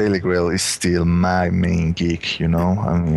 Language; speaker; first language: English; non-native, fluent; Spanish